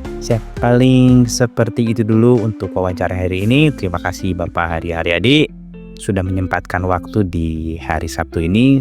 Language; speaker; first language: Indonesian; non-native, local second language; Sundanese